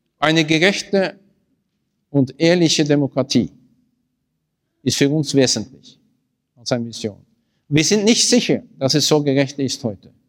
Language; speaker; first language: German; non-native, learner; Norwegian